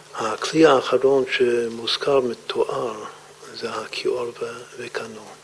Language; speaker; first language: Hebrew; non-native, fluent; English